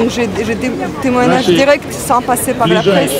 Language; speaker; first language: French; non-native, fluent; Russian